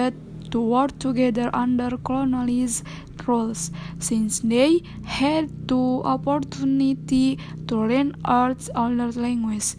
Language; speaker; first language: English; non-native, learner; Indonesian